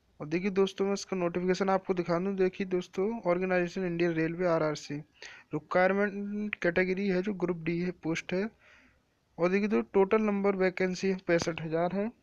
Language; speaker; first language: Hindi; native; Hindi